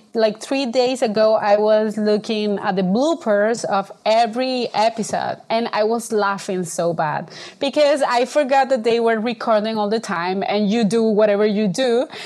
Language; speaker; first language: English; non-native, fluent; Spanish